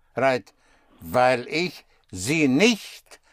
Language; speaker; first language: German; non-native, learner; English